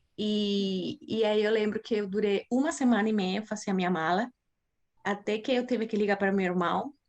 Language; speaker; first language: Portuguese; non-native, fluent; Spanish